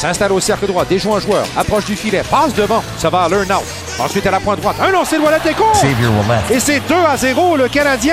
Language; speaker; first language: French; native; French